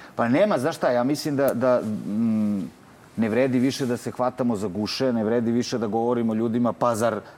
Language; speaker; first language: Serbian; native; Serbian